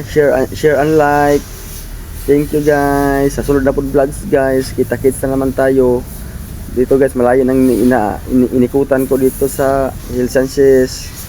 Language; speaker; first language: Filipino; non-native, local second language; Cebuano